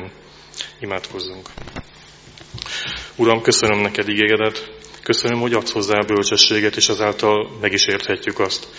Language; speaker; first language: Hungarian; native; Hungarian